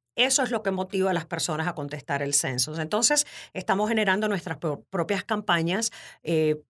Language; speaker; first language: Spanish; native; Spanish